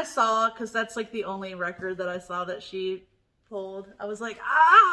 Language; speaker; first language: English; native; English